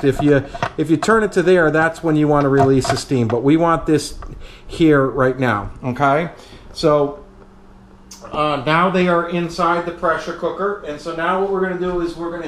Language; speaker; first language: English; native; English